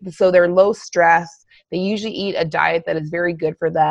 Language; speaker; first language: English; native; English